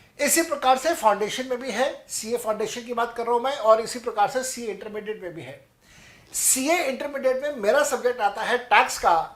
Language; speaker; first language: Hindi; non-native, local second language; Punjabi